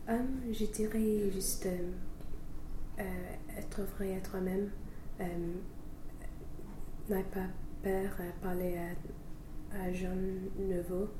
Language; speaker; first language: French; non-native, fluent; English